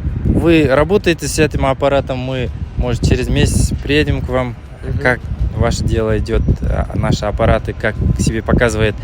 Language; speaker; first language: Russian; non-native, local second language; Kazakh